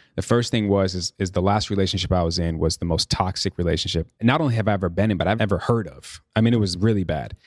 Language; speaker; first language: English; native; English